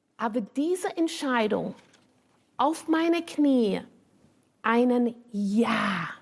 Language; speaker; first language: German; non-native, fluent; English